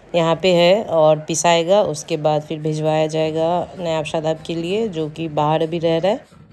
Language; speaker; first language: Hindi; native; Hindi